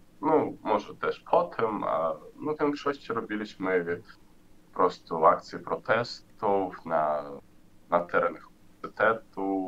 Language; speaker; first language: Polish; non-native, learner; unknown